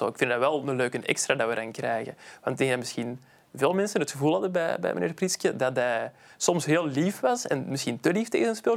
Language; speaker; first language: Dutch; native; Dutch